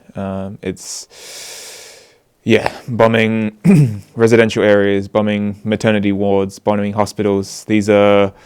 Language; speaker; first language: English; native; English